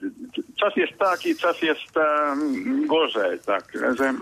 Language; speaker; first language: Polish; non-native, fluent; Finnish